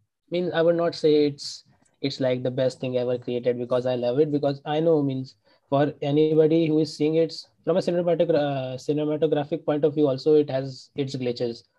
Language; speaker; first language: English; non-native, local second language; Hindi